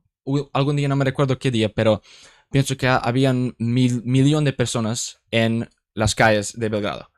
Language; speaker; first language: Spanish; non-native, learner; English